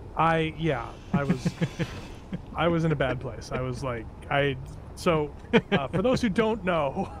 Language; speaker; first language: English; native; English